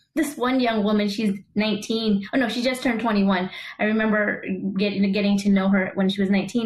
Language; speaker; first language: English; native; English